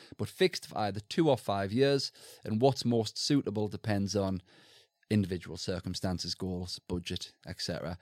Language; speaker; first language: English; native; English